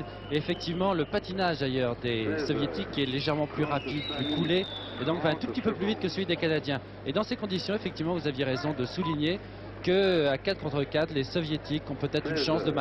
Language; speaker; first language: French; native; French